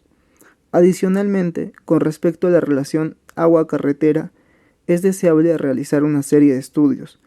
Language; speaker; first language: Spanish; native; Spanish